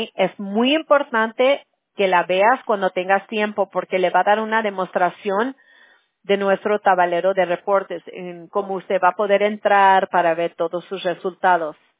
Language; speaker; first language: Spanish; early bilingual, heritage; Spanish